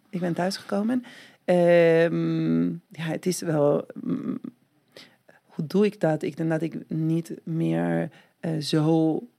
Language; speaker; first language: Dutch; non-native, fluent; Spanish